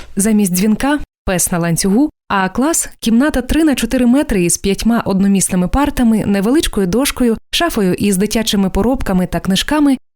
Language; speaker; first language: Ukrainian; native; Ukrainian